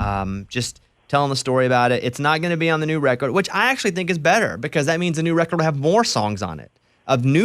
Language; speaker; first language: English; native; English